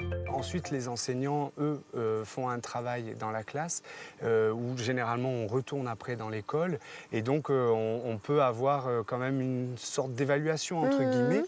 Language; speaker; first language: French; native; French